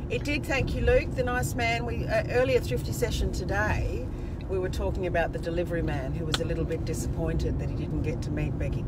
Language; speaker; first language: English; native; English